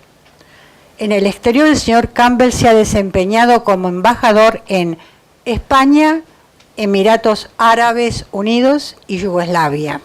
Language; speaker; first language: Spanish; native; Spanish